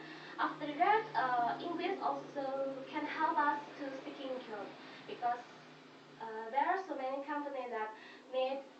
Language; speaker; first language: English; non-native, fluent; Indonesian